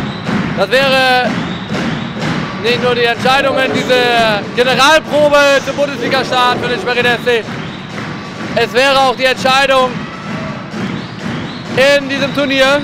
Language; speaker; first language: German; native; German